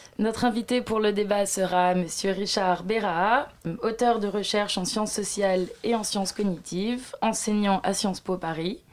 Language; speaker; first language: French; native; French